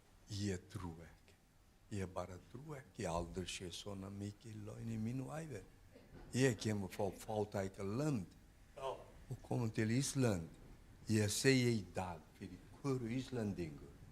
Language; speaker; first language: Icelandic; non-native, learner; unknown